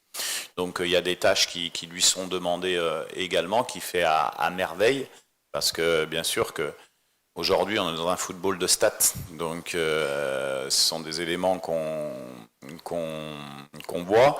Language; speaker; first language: French; native; French